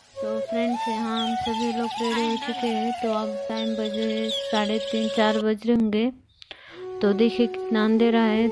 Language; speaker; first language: Hindi; non-native, local second language; Telugu